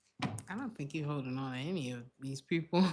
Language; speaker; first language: English; native; English